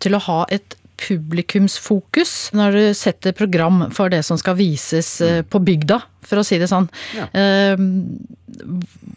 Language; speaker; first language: Norwegian; native; Norwegian